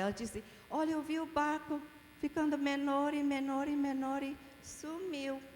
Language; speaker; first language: Portuguese; non-native, fluent; English